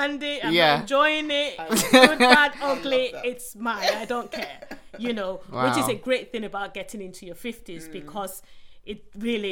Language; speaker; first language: English; non-native, local second language; Yoruba